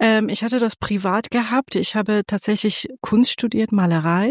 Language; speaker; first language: German; non-native, fluent; Persian